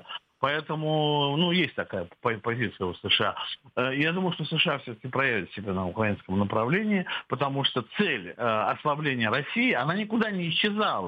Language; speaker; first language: Russian; native; Russian